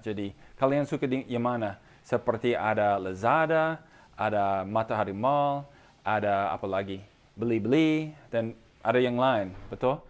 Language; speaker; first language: Indonesian; non-native, fluent; English